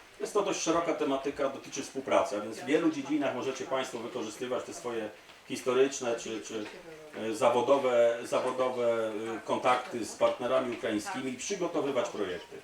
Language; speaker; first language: Polish; native; Polish